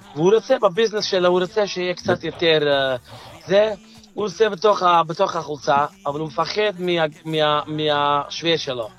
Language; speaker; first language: Hebrew; non-native, fluent; Yiddish